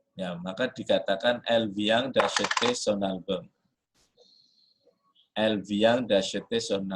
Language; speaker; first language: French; non-native, fluent; Indonesian